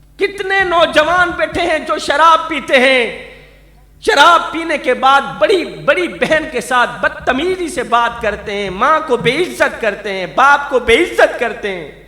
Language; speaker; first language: Urdu; non-native, local second language; Saraiki